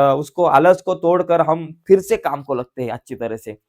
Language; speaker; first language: Hindi; non-native, local second language; Marathi